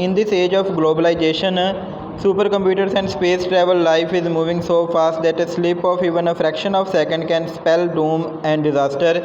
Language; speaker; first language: English; non-native, local second language; Punjabi